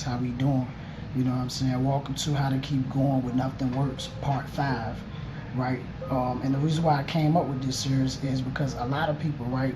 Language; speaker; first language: English; native; English